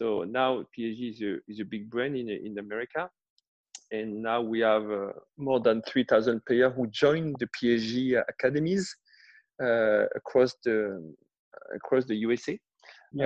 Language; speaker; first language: English; non-native, fluent; French